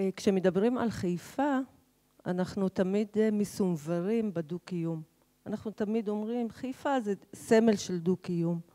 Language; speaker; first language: Hebrew; non-native, local second language; Arabic